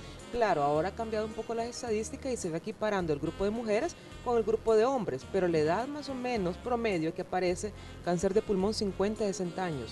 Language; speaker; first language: Spanish; native; Spanish